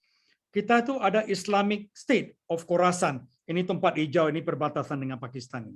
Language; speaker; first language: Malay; non-native, local second language; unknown